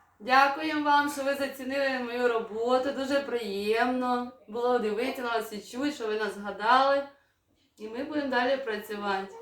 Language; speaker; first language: Ukrainian; native; Ukrainian